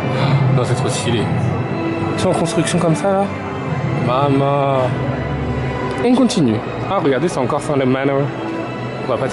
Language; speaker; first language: French; native; French